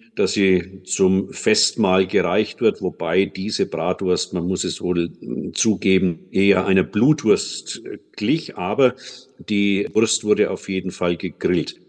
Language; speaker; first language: German; native; German